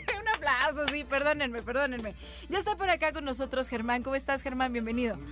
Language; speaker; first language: Spanish; native; Spanish